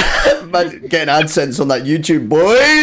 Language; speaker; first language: English; native; English